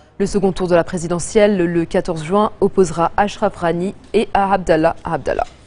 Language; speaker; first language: French; non-native, local second language; Arabic